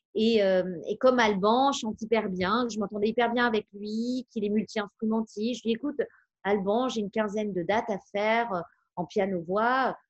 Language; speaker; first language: French; native; French